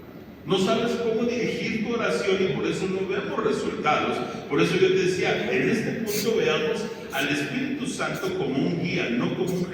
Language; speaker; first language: Spanish; native; Spanish